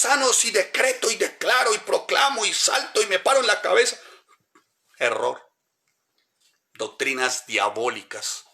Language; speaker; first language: Spanish; native; Spanish